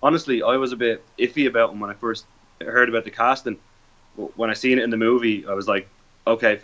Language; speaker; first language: English; native; English